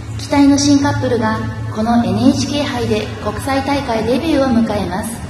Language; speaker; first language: Japanese; native; Japanese